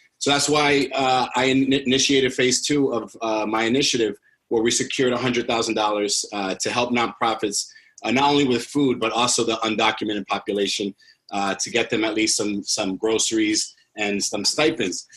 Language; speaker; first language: English; early bilingual, other home language; Spanish